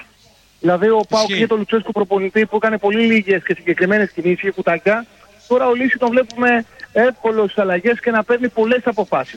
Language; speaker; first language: Greek; native; Greek